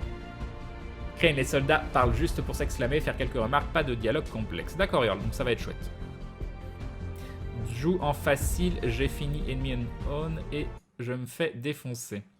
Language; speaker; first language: French; native; French